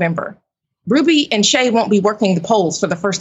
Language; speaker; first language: English; native; English